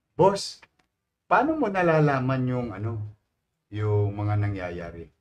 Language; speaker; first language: Filipino; native; Filipino